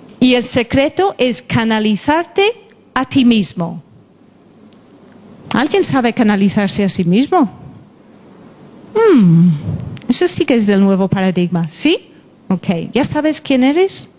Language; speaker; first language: Spanish; non-native, fluent; English